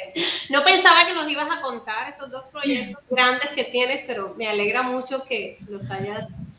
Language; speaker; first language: Spanish; native; Spanish